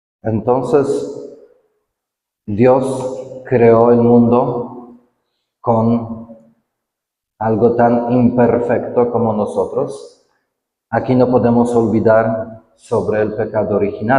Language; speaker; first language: Spanish; non-native, fluent; Polish